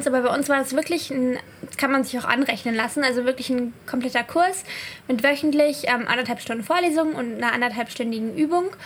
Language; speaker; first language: German; native; German